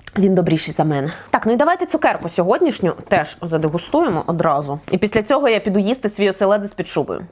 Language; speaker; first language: Ukrainian; native; Ukrainian